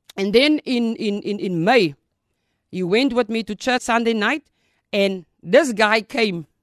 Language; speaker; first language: English; non-native, local second language; Afrikaans